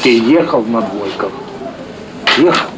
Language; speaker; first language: Russian; native; Russian